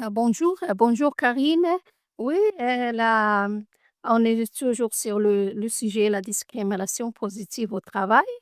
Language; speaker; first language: French; non-native, learner; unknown